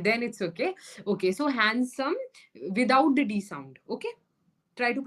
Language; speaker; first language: English; non-native, local second language; Hindi